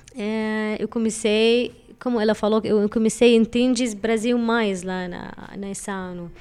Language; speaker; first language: Portuguese; non-native, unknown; Arabic